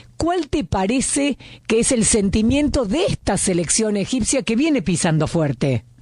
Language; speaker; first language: Spanish; native; Spanish